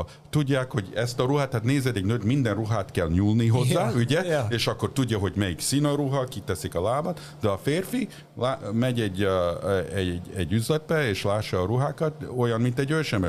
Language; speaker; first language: Hungarian; early bilingual, heritage; Hungarian